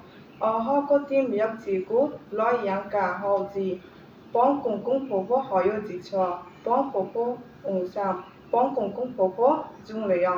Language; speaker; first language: Cantonese; non-native, learner; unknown